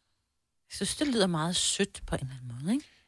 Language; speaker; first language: Danish; native; Danish